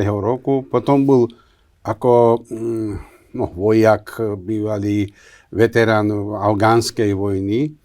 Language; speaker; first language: Slovak; non-native, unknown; Georgian